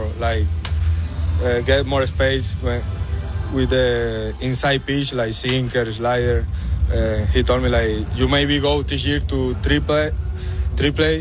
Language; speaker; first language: English; non-native, fluent; Spanish